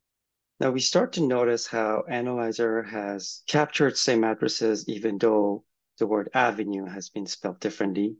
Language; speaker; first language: English; native; English